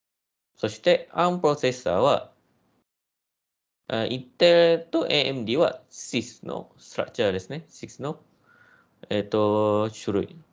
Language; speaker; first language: Japanese; non-native, fluent; Malay